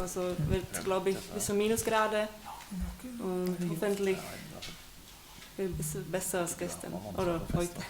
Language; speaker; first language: German; non-native, learner; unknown